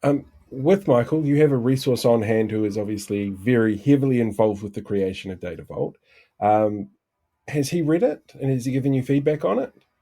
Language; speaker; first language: English; native; English